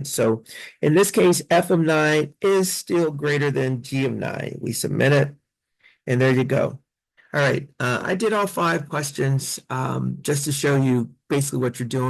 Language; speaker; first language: English; native; English